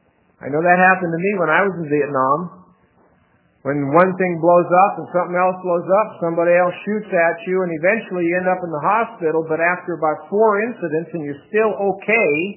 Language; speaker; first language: English; native; English